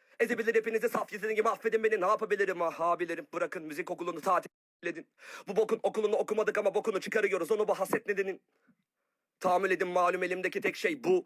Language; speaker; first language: Turkish; native; Turkish